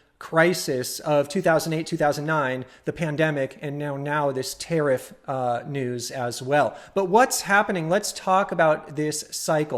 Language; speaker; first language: English; native; English